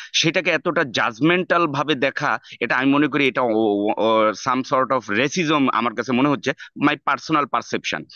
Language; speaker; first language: Bangla; native; Bangla